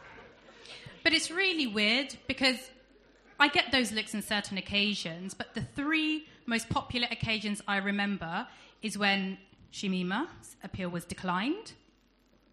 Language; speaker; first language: English; native; English